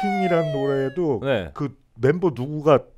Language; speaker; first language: Korean; native; Korean